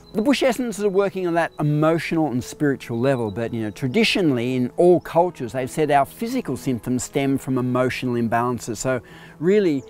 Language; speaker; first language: English; native; English